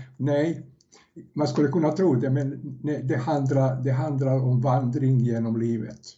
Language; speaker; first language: Swedish; non-native, fluent; Serbian